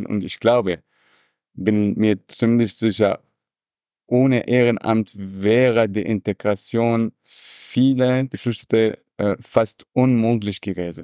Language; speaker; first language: German; non-native, fluent; Arabic